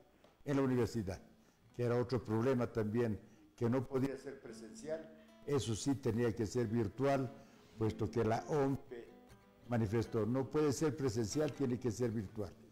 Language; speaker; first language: Spanish; native; Spanish